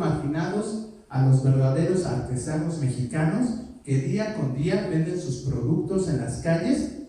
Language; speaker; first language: Spanish; native; Spanish